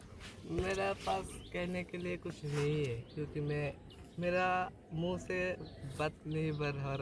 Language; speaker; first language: Hindi; non-native, learner; Bangla